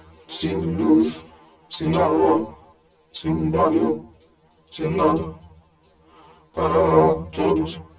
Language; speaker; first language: Spanish; non-native, learner; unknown